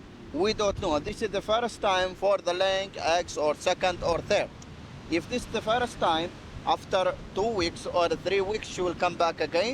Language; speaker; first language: English; non-native, fluent; Arabic